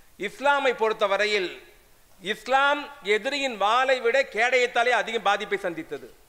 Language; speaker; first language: Tamil; non-native, local second language; Urdu